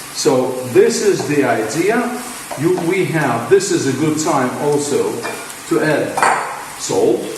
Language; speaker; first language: English; non-native, fluent; Hebrew